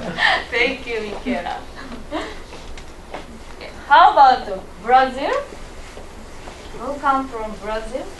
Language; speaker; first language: English; non-native, learner; Japanese